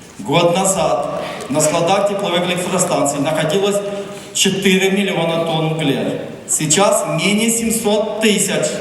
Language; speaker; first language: Russian; non-native, local second language; Ukrainian